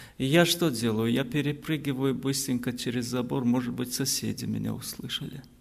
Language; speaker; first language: Russian; non-native, local second language; Azerbaijani